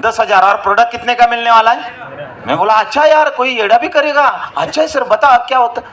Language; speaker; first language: Hindi; non-native, local second language; Marathi